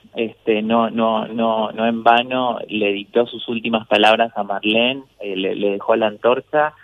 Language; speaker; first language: Spanish; native; Spanish